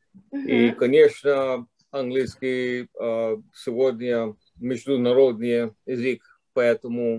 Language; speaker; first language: Russian; non-native, fluent; English